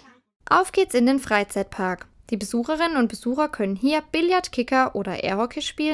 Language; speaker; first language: German; native; German